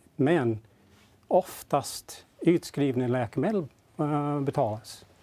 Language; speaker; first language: Swedish; non-native, fluent; English